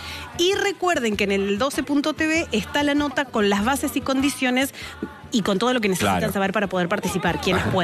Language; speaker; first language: Spanish; native; Spanish